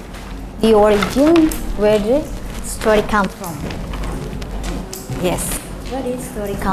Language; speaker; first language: English; non-native, learner; Indonesian